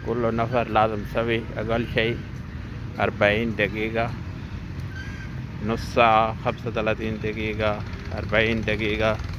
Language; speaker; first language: Arabic; non-native, learner; Urdu